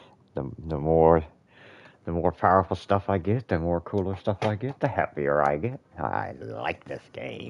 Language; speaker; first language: English; native; English